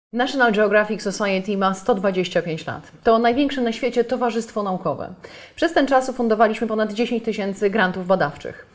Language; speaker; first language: Polish; native; Polish